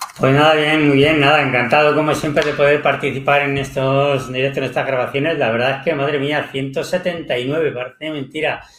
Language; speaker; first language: Spanish; native; Spanish